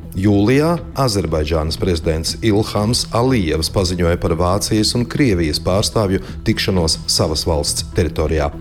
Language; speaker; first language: Latvian; native; Latvian